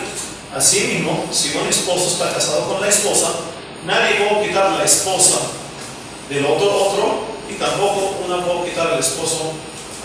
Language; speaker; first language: Spanish; non-native, fluent; Arabic